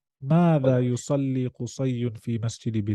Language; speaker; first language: Arabic; non-native, fluent; English